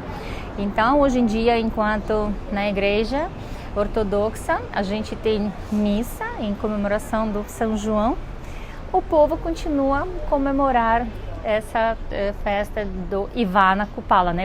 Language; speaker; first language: Portuguese; non-native, fluent; Russian